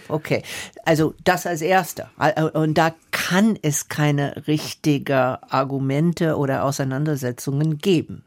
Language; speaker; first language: German; non-native, fluent; English